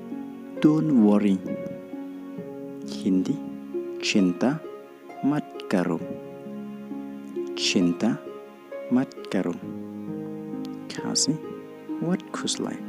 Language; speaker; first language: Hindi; non-native, local second language; Khasi